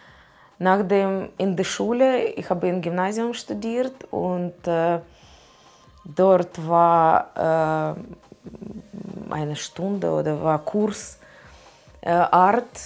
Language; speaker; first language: German; non-native, learner; Russian